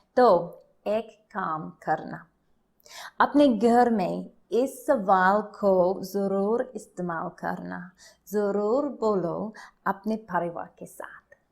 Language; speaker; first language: Hindi; non-native, learner; English